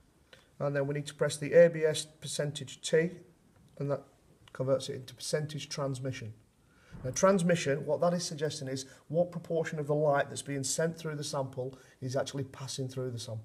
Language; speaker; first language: English; native; English